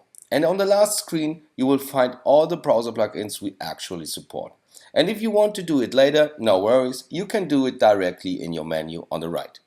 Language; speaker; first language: English; non-native, fluent; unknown